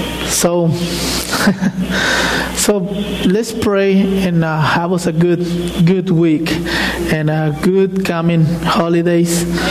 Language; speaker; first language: English; non-native, fluent; Spanish